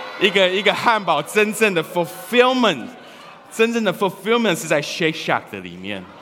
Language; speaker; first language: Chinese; early bilingual, heritage; Chinese